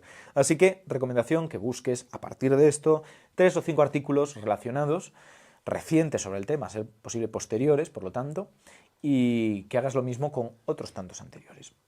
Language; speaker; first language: Spanish; native; Spanish